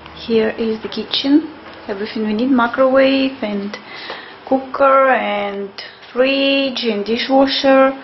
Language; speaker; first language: English; non-native, fluent; Russian